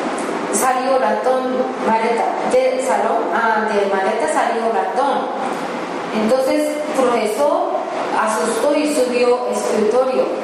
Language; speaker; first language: Spanish; non-native, learner; Japanese